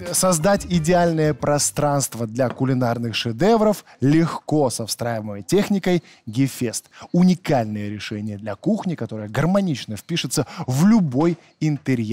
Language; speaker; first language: Russian; native; Russian